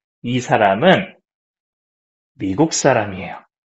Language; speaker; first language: Korean; native; Korean